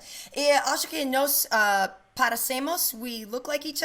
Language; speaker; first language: Portuguese; non-native, learner; English